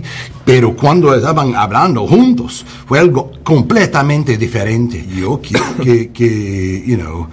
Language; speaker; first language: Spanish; non-native, learner; English